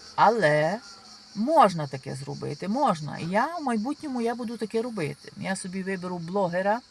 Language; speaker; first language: Ukrainian; native; Ukrainian